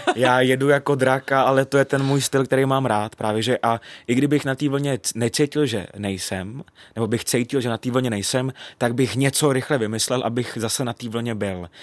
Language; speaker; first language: Czech; native; Czech